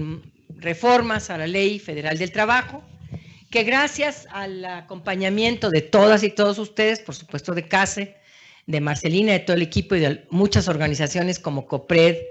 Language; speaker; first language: Spanish; native; Spanish